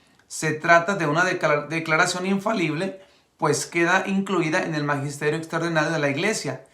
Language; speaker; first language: Spanish; native; Spanish